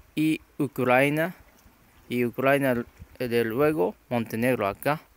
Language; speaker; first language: Spanish; non-native, learner; Japanese